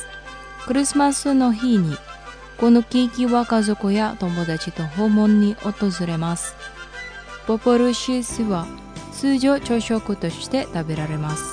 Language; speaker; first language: Japanese; non-native, fluent; Indonesian